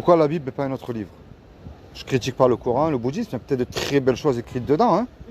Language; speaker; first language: French; native; French